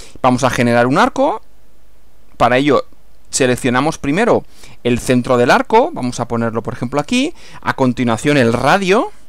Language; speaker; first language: Spanish; native; Spanish